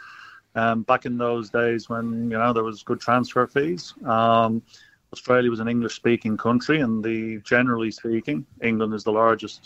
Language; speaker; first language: English; native; English